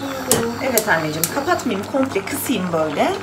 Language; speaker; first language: Turkish; native; Turkish